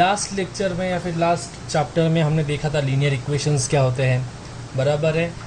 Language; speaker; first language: Hindi; non-native, local second language; Marathi